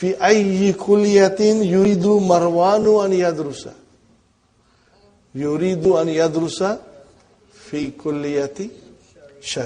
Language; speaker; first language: Arabic; non-native, fluent; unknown